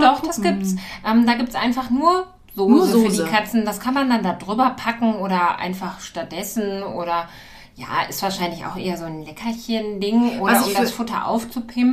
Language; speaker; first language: German; native; German